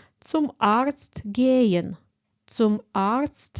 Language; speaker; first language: German; non-native, fluent; Ukrainian